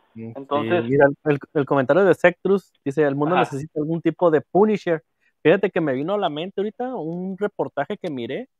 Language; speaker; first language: Spanish; native; Spanish